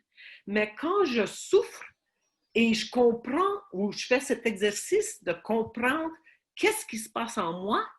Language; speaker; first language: French; non-native, fluent; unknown